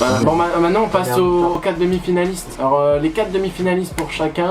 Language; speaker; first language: French; native; French